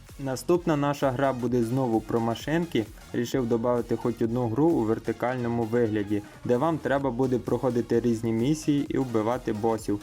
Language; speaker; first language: Ukrainian; native; Ukrainian